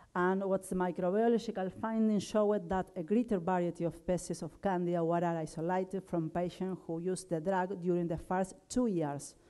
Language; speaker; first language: English; non-native, learner; Spanish